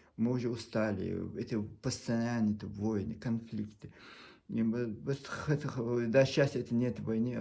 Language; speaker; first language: Russian; non-native, local second language; Chechen